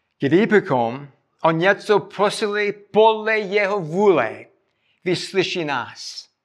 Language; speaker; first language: Czech; non-native, fluent; English